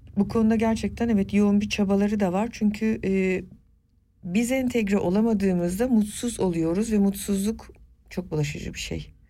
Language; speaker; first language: Turkish; non-native, local second language; Kurdish